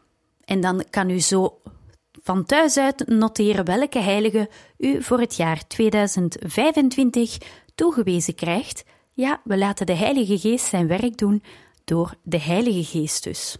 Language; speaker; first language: Dutch; native; Dutch